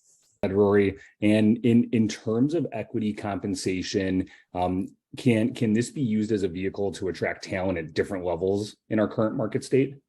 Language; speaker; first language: English; native; English